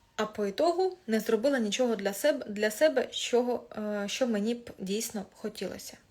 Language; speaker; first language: Ukrainian; non-native, local second language; Russian